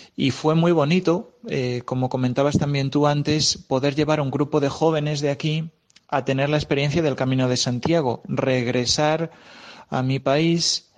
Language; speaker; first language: Spanish; native; Spanish